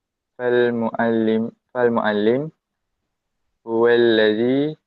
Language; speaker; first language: Arabic; non-native, learner; Malay